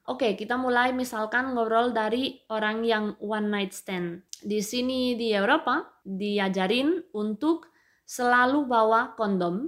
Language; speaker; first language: Indonesian; non-native, fluent; Spanish